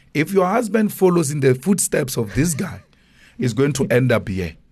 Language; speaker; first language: English; non-native, local second language; Northern Sotho